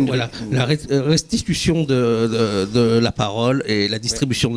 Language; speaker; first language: French; native; French